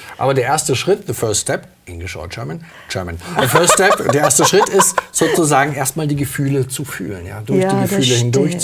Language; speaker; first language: German; native; German